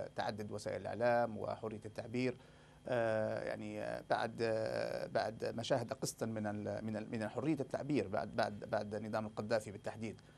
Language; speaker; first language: Arabic; native; Arabic